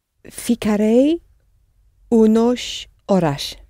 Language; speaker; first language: Portuguese; non-native, learner; English